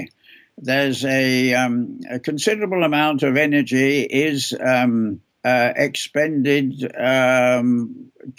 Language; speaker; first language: English; native; English